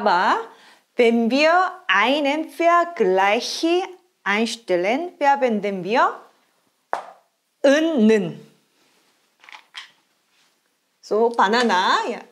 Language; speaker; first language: German; non-native, fluent; Korean